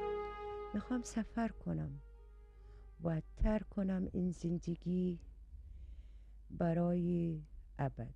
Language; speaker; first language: Persian; non-native, learner; Arabic